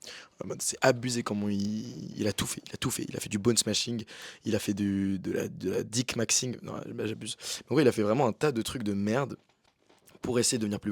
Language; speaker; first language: French; native; French